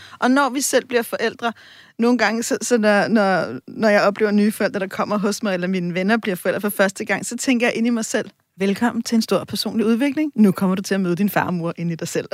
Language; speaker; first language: Danish; native; Danish